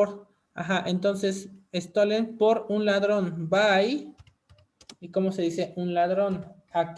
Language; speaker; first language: Spanish; native; Spanish